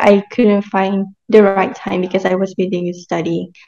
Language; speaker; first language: English; non-native, local second language; Malay